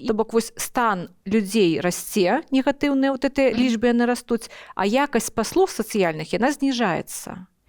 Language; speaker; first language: Belarusian; non-native, local second language; Russian